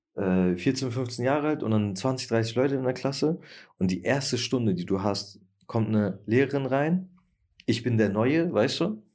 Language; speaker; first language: German; early bilingual, other home language; Turkish